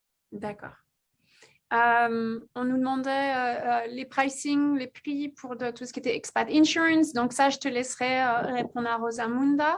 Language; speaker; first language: French; native; French